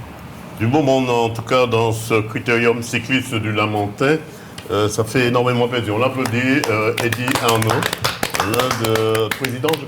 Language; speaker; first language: French; native; French